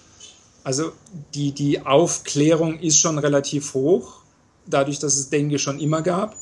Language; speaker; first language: German; native; German